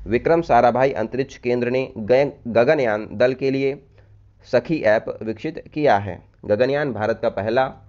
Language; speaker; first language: Hindi; native; Hindi